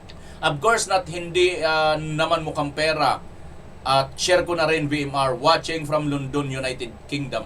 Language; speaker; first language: Filipino; native; Filipino